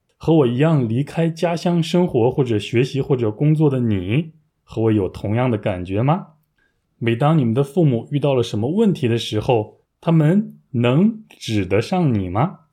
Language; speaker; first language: Chinese; native; Chinese